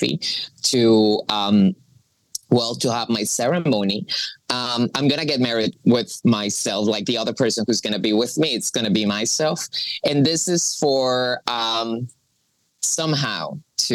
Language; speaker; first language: English; non-native, fluent; Spanish